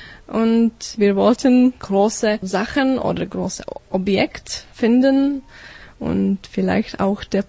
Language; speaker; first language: German; non-native, learner; Czech